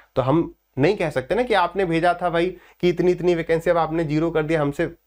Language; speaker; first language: Hindi; native; Hindi